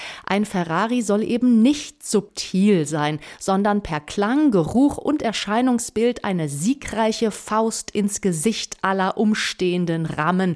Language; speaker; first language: German; native; German